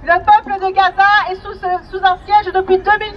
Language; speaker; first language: French; native; French